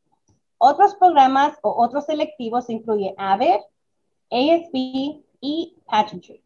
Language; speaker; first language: Spanish; early bilingual, other home language; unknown